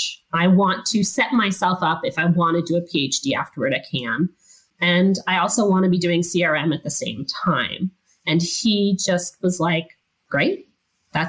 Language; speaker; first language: English; native; English